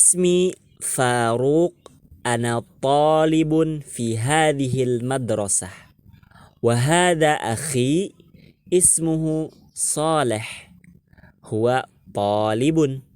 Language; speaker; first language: Arabic; non-native, learner; Indonesian